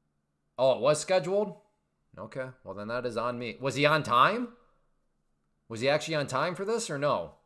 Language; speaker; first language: English; native; English